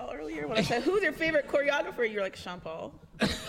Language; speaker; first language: English; native; English